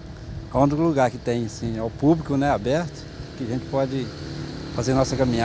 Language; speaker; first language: Portuguese; native; Portuguese